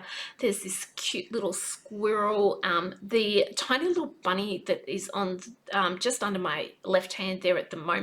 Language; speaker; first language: English; native; English